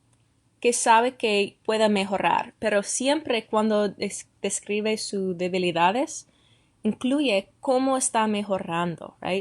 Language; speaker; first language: Spanish; non-native, fluent; English